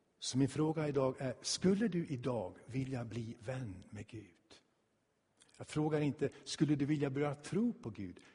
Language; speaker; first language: Swedish; native; Swedish